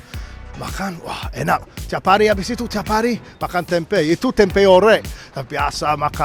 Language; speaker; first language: Indonesian; non-native, learner; English